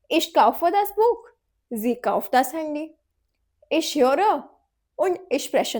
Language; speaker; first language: German; non-native, fluent; Hindi